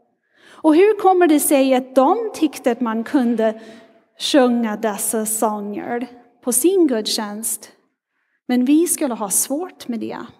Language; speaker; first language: Swedish; non-native, fluent; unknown